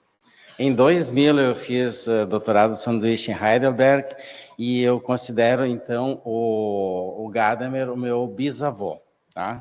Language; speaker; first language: Portuguese; native; Portuguese